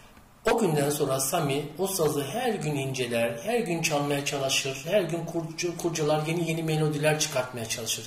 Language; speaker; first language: Turkish; native; Turkish